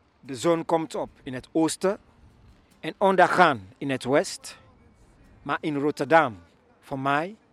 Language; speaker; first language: Dutch; non-native, learner; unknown